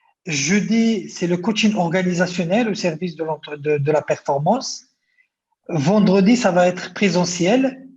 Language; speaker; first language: French; non-native, local second language; Arabic